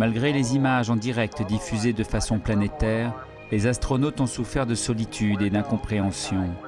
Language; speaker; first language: French; native; French